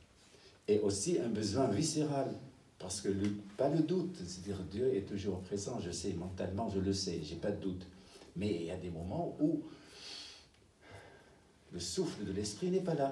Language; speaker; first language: French; non-native, fluent; Arabic